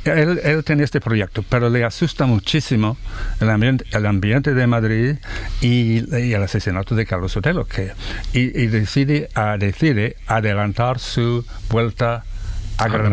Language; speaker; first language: Spanish; non-native, fluent; English